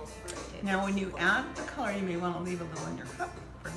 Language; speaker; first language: English; native; English